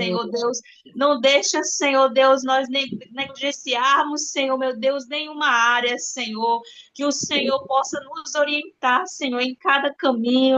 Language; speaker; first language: Portuguese; native; Portuguese